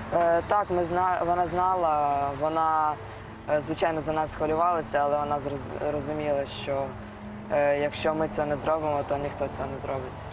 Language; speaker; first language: Ukrainian; native; Ukrainian